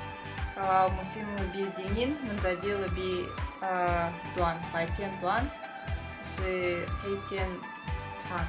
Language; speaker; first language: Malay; non-native, learner; Russian